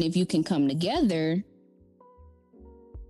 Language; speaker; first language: English; native; English